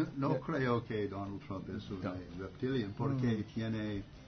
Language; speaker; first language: Spanish; non-native, learner; English